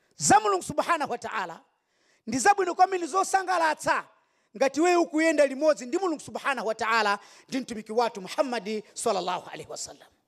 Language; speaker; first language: Nyanja; non-native, local second language; Yao